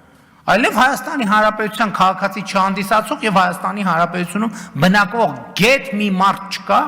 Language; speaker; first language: Armenian; native; Armenian